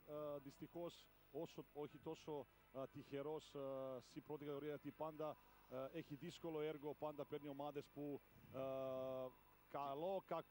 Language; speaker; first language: Greek; non-native, fluent; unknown